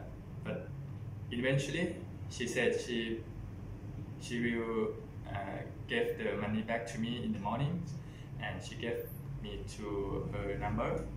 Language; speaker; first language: English; non-native, learner; Thai